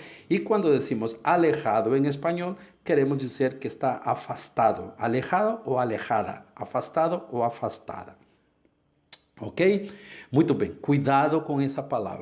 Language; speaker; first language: Portuguese; non-native, fluent; Spanish